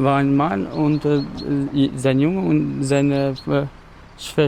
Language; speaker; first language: German; non-native, learner; Albanian